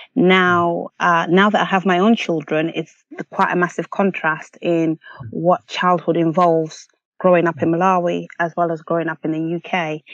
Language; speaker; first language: English; non-native, local second language; Nyanja